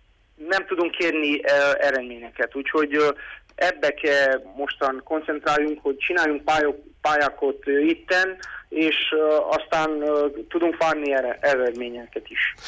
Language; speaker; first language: Hungarian; non-native, local second language; Romanian